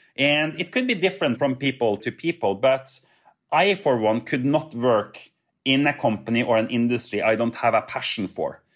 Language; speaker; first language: English; non-native, fluent; Norwegian